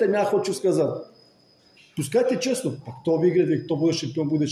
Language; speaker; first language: Russian; non-native, fluent; Serbian